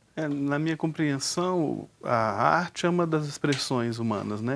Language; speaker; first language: Portuguese; native; Portuguese